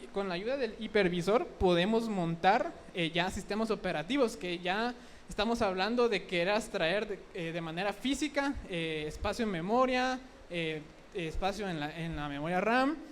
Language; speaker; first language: Spanish; native; Spanish